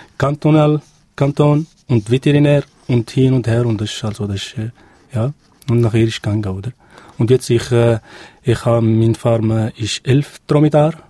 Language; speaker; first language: German; non-native, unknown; Arabic